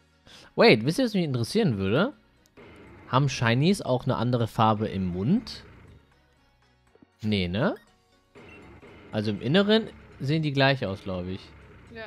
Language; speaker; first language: German; native; German